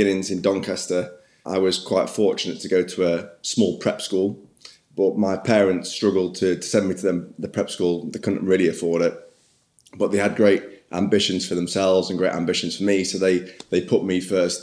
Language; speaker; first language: English; native; English